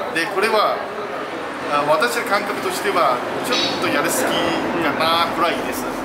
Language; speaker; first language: Japanese; non-native, fluent; Chinese